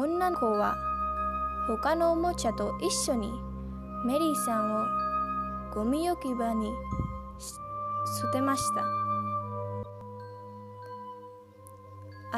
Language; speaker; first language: Japanese; non-native, fluent; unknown